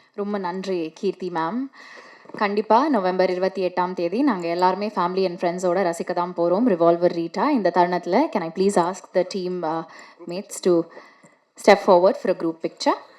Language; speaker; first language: Tamil; native; Tamil